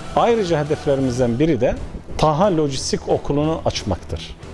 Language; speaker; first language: Turkish; early bilingual, heritage; Arabic